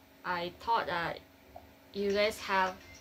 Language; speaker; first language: English; non-native, learner; Indonesian